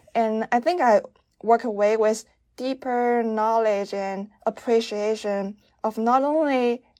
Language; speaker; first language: English; non-native, fluent; Chinese